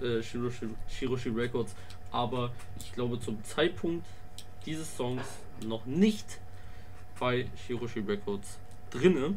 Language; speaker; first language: German; native; German